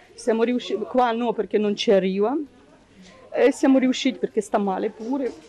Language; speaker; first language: Italian; non-native, fluent; Ukrainian